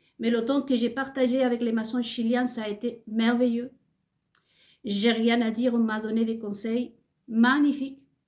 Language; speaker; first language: French; non-native, fluent; Spanish